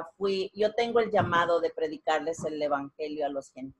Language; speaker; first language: Spanish; native; Spanish